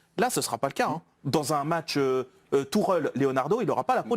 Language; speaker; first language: French; native; French